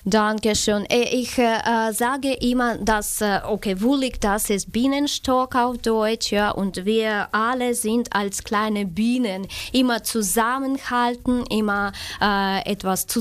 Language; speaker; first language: German; non-native, fluent; Ukrainian